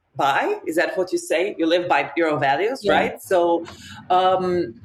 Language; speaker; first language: English; non-native, fluent; Serbian